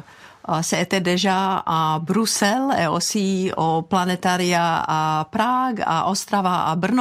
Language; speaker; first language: French; non-native, fluent; Czech